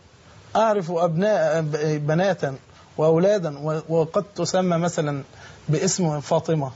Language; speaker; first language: Arabic; native; Arabic